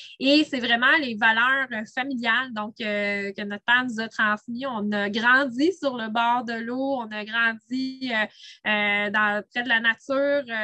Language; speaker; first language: French; native; French